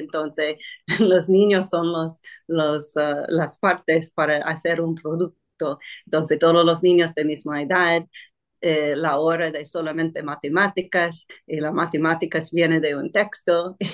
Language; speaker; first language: Spanish; non-native, fluent; English